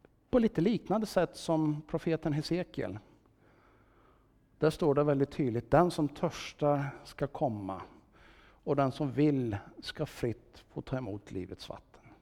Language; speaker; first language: Swedish; native; Swedish